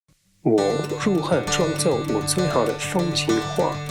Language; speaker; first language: Chinese; non-native, fluent; German